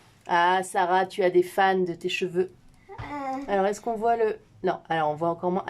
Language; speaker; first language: French; native; French